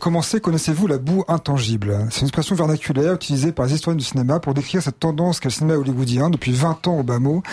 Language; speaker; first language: French; native; French